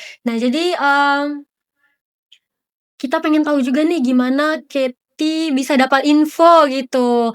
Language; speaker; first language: Indonesian; native; Indonesian